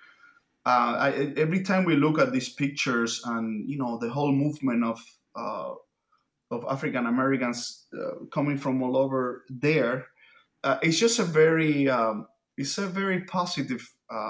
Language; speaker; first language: English; non-native, fluent; Spanish